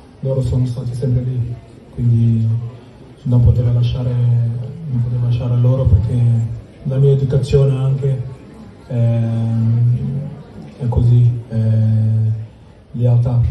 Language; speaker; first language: Italian; non-native, learner; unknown